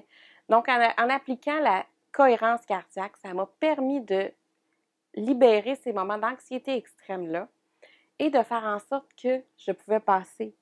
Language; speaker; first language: French; native; French